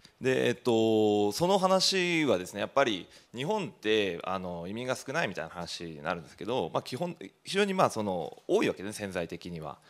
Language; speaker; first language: Japanese; native; Japanese